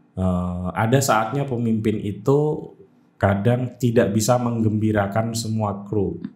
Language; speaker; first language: Indonesian; native; Indonesian